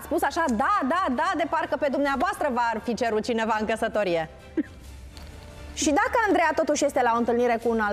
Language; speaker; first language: Romanian; native; Romanian